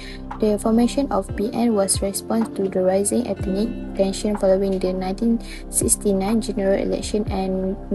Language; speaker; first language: English; non-native, local second language; Malay